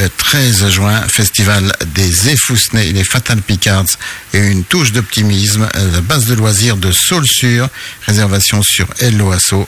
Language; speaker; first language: French; native; French